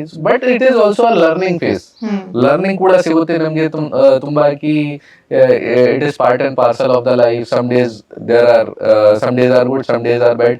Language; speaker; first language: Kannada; non-native, local second language; Hindi